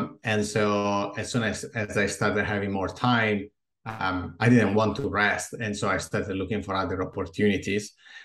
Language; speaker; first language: English; non-native, fluent; Italian